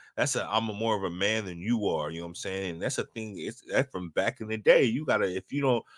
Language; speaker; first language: English; native; English